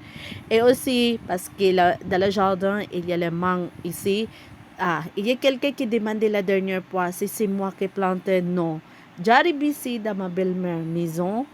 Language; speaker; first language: French; non-native, learner; Cebuano